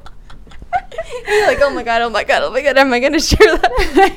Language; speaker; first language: English; early bilingual, other home language; Spanish